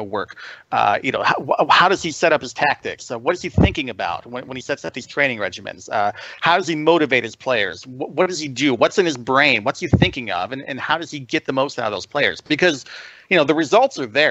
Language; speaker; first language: English; native; English